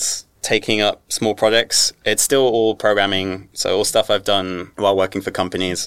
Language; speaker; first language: English; native; English